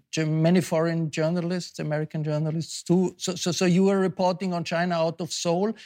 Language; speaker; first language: English; non-native, fluent; German